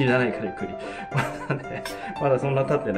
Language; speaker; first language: Japanese; native; Japanese